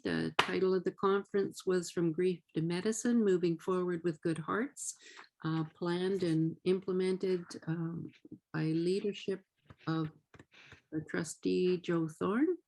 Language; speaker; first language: English; native; English